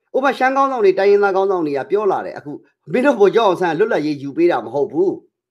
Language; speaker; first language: Burmese; native; Burmese